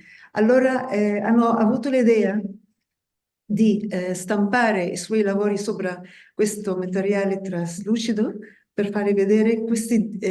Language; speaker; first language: Italian; non-native, fluent; Spanish